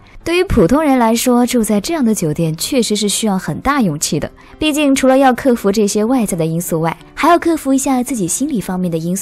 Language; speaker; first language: Chinese; native; Chinese